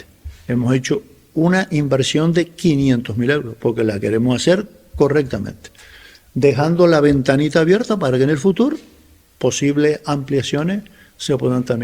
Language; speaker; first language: Spanish; native; Spanish